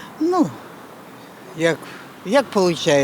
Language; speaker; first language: Ukrainian; non-native, local second language; Russian